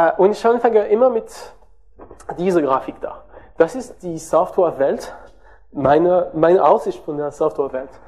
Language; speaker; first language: German; non-native, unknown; French